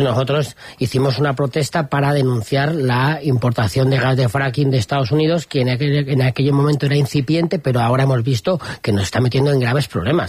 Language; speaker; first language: Spanish; native; Spanish